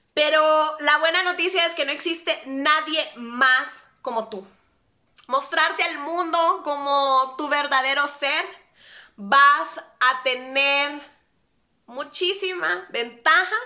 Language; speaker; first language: Spanish; native; Spanish